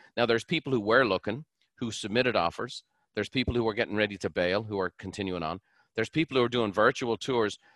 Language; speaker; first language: English; native; English